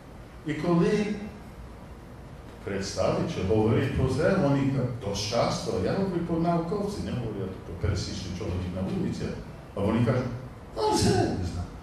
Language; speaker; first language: Polish; non-native, learner; English